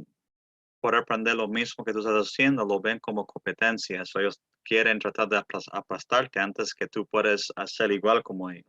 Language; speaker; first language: Spanish; early bilingual, heritage; Spanish